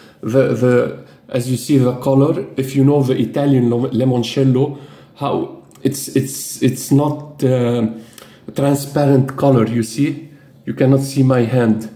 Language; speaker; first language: English; non-native, fluent; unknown